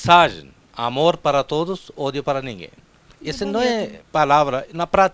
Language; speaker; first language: Portuguese; non-native, fluent; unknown